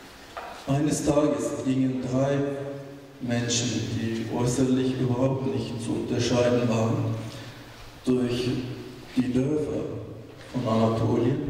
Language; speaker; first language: German; non-native, fluent; Turkish